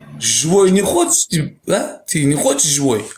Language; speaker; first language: Russian; non-native, learner; Uzbek